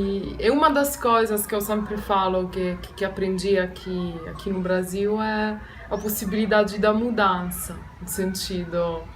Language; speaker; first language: Portuguese; non-native, fluent; Italian